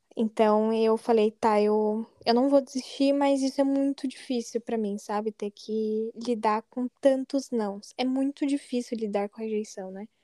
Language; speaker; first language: Portuguese; native; Portuguese